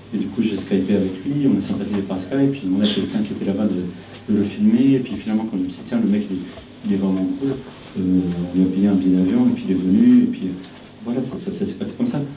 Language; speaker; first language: French; non-native, fluent; Spanish